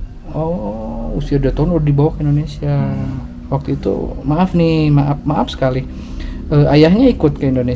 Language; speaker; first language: Indonesian; non-native, local second language; Sundanese